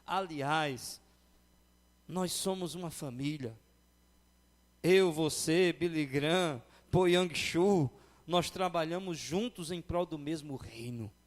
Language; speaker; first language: Portuguese; native; Portuguese